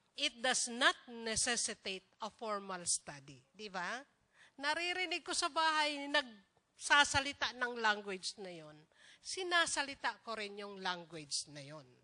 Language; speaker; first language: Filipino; non-native, local second language; Bikol